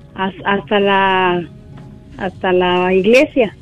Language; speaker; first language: Spanish; native; Spanish